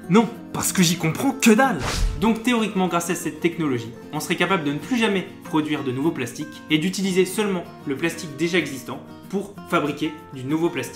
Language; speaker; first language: French; native; French